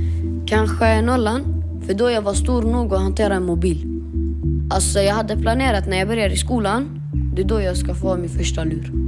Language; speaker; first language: Swedish; early bilingual, other home language; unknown